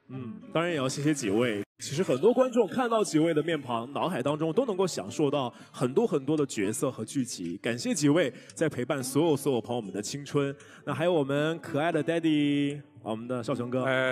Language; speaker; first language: Chinese; native; Chinese